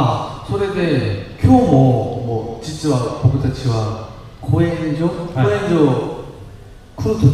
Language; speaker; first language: Japanese; non-native, learner; Korean